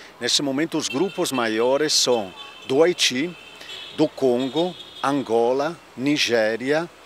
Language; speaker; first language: Portuguese; non-native, fluent; Italian